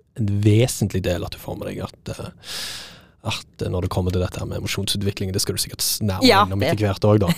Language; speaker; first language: Norwegian; native; Norwegian